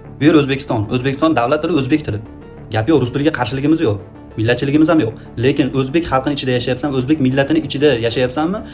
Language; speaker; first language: Uzbek; native; Uzbek